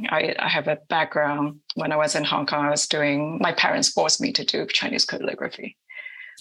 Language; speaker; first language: English; non-native, local second language; Cantonese